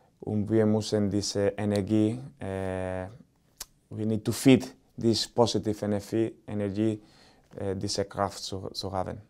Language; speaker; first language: German; non-native, learner; Spanish